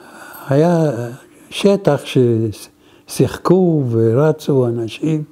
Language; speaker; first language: Hebrew; non-native, fluent; Arabic